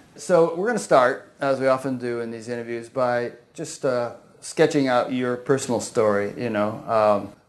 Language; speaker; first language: English; native; English